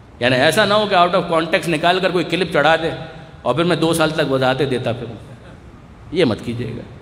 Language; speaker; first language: Urdu; non-native, local second language; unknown